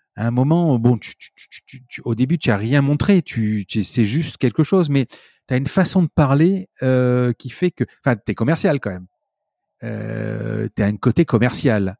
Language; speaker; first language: French; native; French